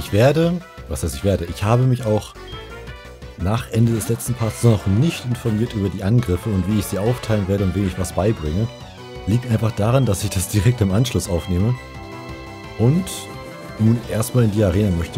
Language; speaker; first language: German; native; German